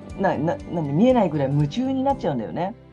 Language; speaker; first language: Japanese; native; Japanese